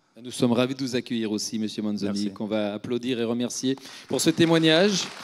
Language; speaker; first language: French; native; French